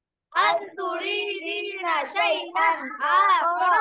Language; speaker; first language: Arabic; non-native, learner; Bangla